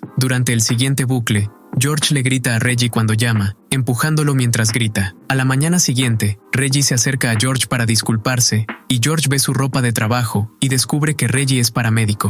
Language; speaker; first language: Spanish; native; Spanish